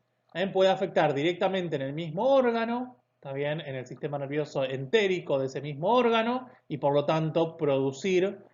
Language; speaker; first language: Spanish; native; Spanish